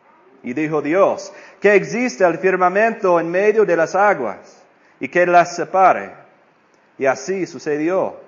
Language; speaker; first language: Spanish; non-native, fluent; English